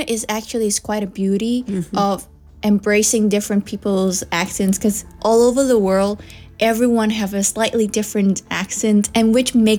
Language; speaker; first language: English; non-native, local second language; Cantonese